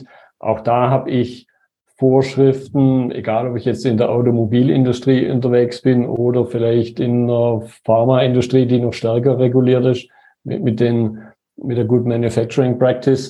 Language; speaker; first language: German; native; German